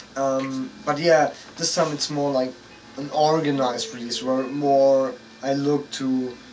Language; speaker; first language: English; non-native, fluent; German